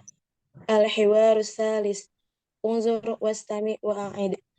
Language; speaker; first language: Arabic; non-native, learner; Indonesian